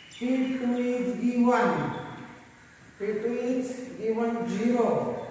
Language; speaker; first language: English; non-native, local second language; Marathi